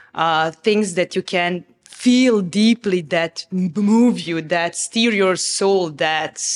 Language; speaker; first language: English; non-native, fluent; Serbian